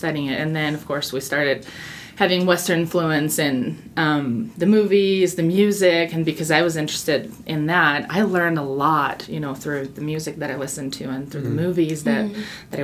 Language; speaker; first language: English; non-native, fluent; Russian